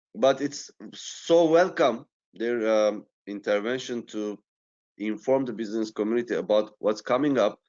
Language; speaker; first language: English; non-native, fluent; Turkish